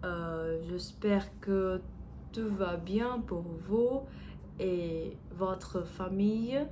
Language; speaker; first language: French; non-native, learner; Portuguese